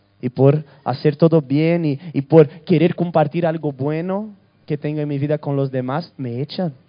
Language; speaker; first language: Spanish; early bilingual, other home language; Portuguese